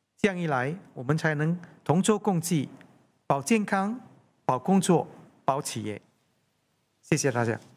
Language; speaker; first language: Chinese; non-native, local second language; English